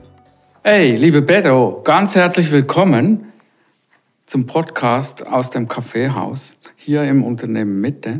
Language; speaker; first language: German; native; German